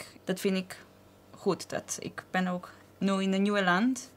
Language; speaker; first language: Dutch; non-native, learner; Polish